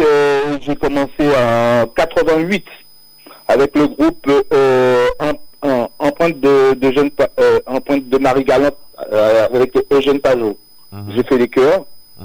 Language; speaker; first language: French; native; French